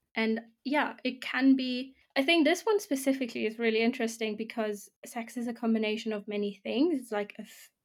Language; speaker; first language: English; non-native, fluent; German